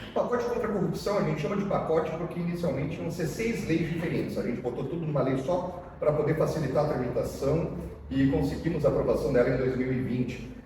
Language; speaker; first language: Portuguese; native; Portuguese